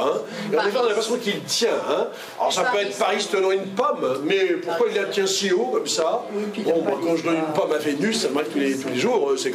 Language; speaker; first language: French; native; French